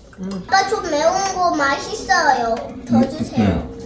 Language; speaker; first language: Korean; early bilingual, heritage; English